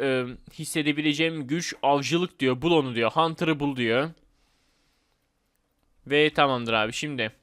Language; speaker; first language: Turkish; native; Turkish